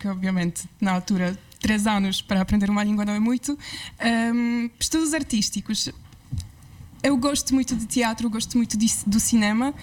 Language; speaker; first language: Portuguese; non-native, fluent; Polish